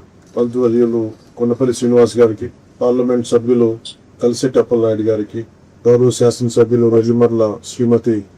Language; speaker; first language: Telugu; native; Telugu